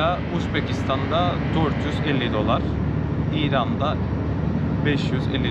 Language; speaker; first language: Turkish; non-native, learner; Bangla